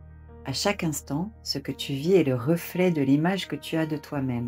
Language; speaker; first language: French; native; French